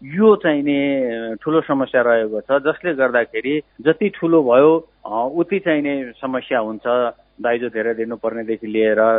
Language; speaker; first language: Nepali; native; Nepali